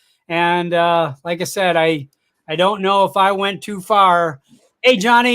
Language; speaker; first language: English; native; English